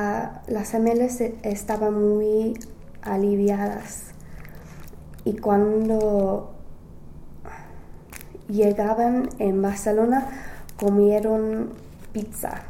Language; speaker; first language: Spanish; non-native, learner; English